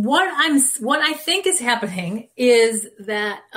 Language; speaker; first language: English; native; English